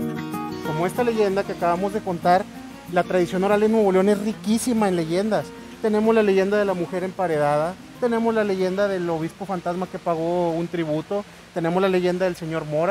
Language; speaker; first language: Spanish; native; Spanish